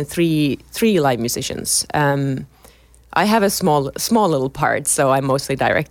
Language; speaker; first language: English; non-native, fluent; Finnish